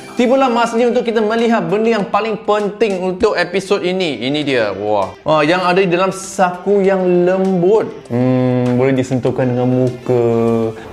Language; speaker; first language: Malay; non-native, local second language; Cantonese